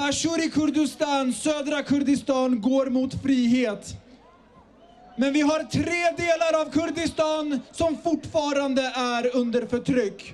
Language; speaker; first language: Swedish; early bilingual, other home language; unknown